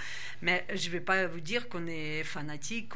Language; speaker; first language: French; non-native, fluent; Ukrainian